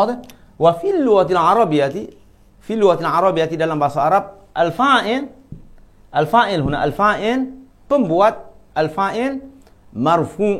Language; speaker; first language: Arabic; non-native, fluent; Malay